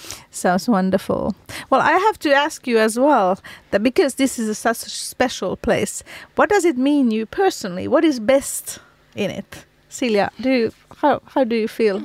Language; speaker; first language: English; non-native, fluent; Finnish